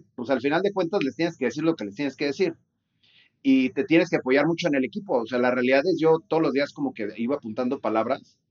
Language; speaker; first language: Spanish; native; Spanish